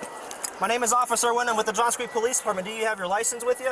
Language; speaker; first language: English; native; English